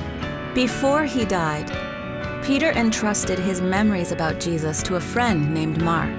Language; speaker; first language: English; native; English